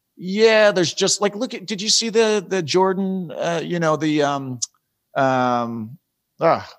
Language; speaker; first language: English; native; English